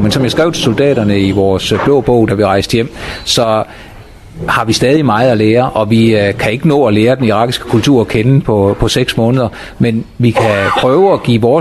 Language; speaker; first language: Danish; native; Danish